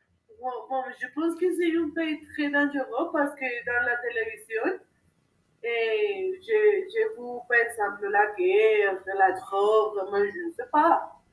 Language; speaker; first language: French; non-native, learner; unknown